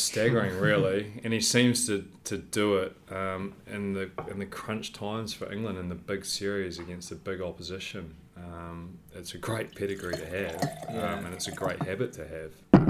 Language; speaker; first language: English; native; English